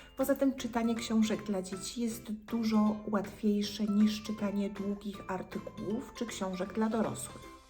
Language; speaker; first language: Polish; native; Polish